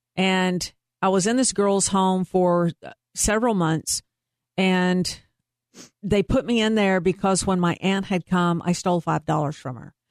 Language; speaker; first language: English; native; English